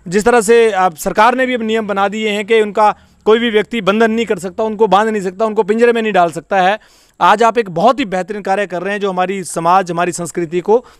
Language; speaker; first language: Hindi; native; Hindi